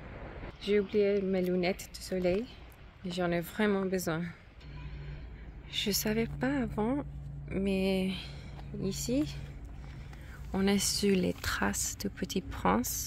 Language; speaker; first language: French; non-native, learner; English